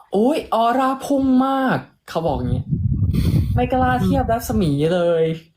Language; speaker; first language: Thai; native; Thai